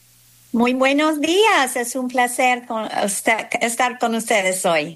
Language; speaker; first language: Spanish; non-native, fluent; English